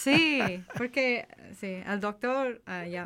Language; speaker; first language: Spanish; non-native, learner; English